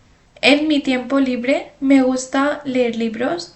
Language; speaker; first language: Spanish; non-native, fluent; Urdu